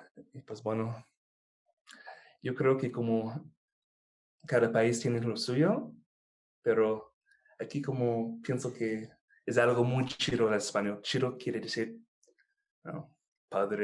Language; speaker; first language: Spanish; non-native, fluent; English